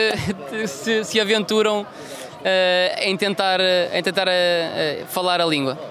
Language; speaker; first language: Portuguese; native; Portuguese